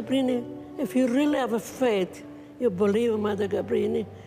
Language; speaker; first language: English; non-native, learner; Italian